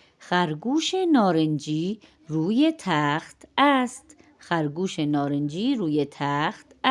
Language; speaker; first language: Persian; non-native, fluent; Urdu